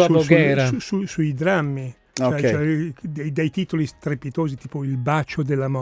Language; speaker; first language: Italian; native; Italian